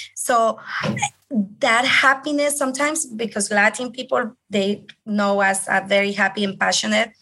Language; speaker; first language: English; non-native, fluent; Spanish